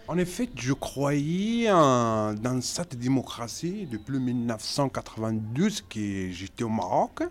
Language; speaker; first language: French; non-native, local second language; Arabic